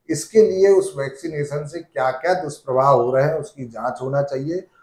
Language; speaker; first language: Hindi; native; Hindi